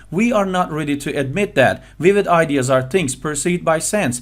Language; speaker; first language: English; non-native, fluent; Turkish